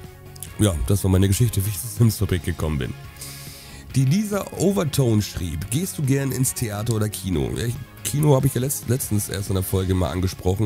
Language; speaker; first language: German; native; German